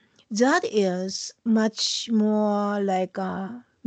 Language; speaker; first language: English; non-native, fluent; Japanese